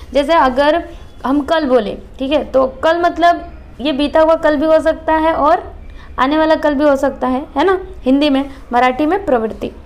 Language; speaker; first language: Hindi; non-native, local second language; Marathi